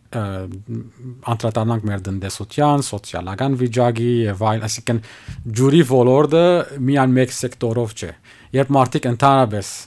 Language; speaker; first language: Armenian; early bilingual, heritage; Armenian